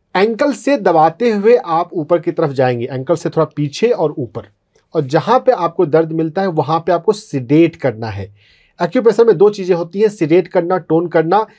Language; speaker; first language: Hindi; native; Hindi